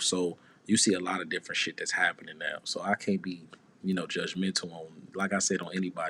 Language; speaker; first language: English; native; English